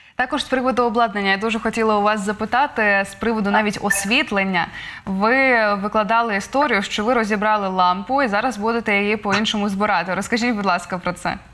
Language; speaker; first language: Ukrainian; native; Ukrainian